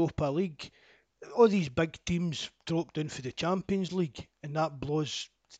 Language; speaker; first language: English; native; English